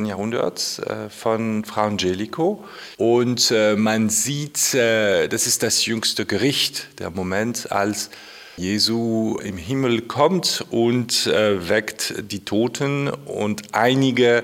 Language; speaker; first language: German; non-native, fluent; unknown